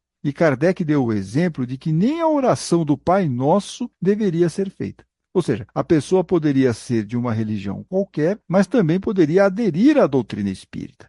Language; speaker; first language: Portuguese; native; Portuguese